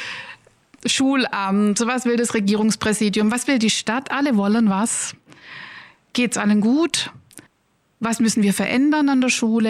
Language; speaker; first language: German; native; German